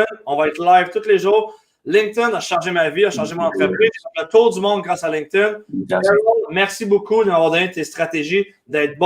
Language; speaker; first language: French; native; French